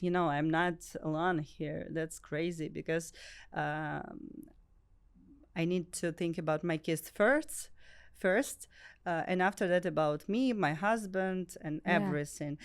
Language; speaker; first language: English; non-native, learner; Ukrainian